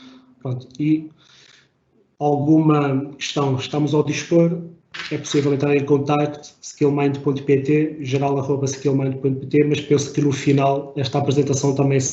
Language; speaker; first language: Portuguese; native; Portuguese